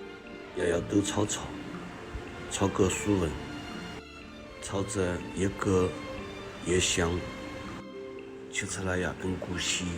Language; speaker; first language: Chinese; non-native, local second language; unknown